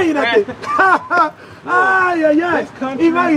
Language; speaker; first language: Spanish; non-native, learner; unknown